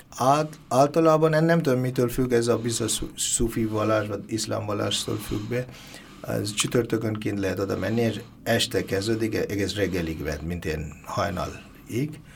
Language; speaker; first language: Hungarian; non-native, learner; Bangla